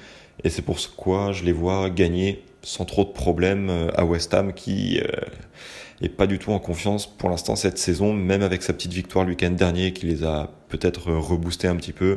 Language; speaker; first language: French; native; French